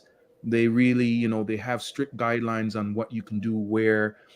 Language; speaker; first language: English; native; English